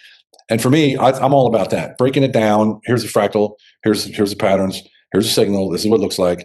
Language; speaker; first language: English; native; English